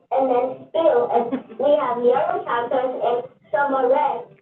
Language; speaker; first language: English; early bilingual, other home language; Turkish